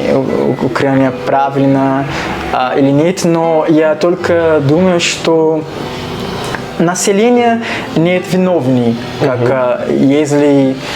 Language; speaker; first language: Russian; non-native, learner; Portuguese